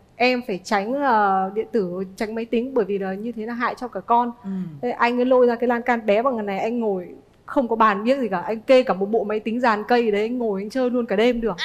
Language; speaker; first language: Vietnamese; native; Vietnamese